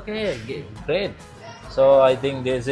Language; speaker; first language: English; non-native, learner; Tamil